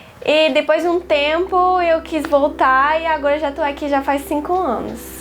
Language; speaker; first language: Portuguese; non-native, fluent; French